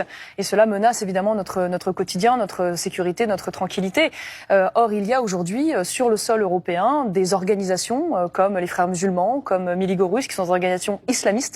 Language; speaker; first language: French; native; French